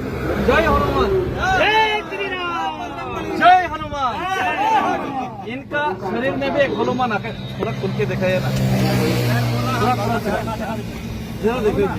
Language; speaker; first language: Hindi; non-native, local second language; Kok Borok